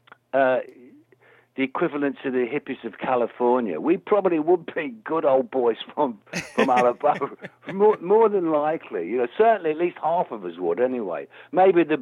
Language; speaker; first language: English; native; English